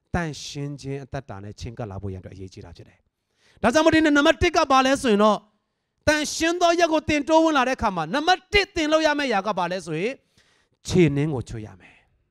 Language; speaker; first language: Burmese; non-native, local second language; Tedim Chin